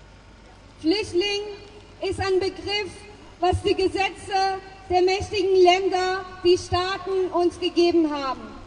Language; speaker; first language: German; non-native, fluent; Persian